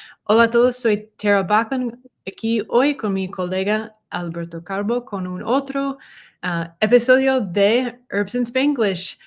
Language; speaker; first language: Spanish; non-native, learner; English